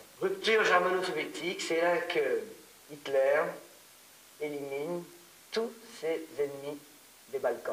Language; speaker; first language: French; native; French